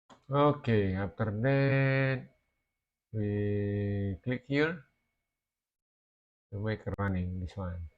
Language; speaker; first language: English; non-native, learner; Indonesian